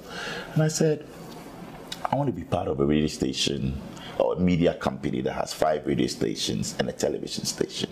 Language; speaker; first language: English; non-native, local second language; Akan